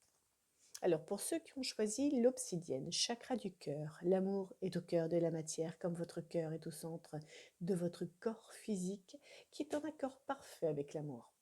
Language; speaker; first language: French; native; French